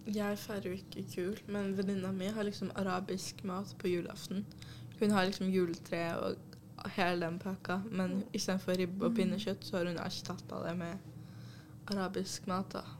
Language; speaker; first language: Norwegian; early bilingual, other home language; Urdu